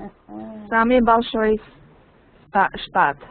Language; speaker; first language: Russian; non-native, learner; English